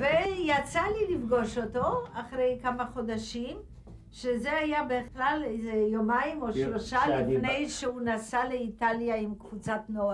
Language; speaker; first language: Hebrew; non-native, fluent; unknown